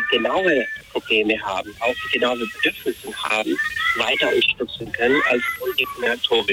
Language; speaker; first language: German; non-native, fluent; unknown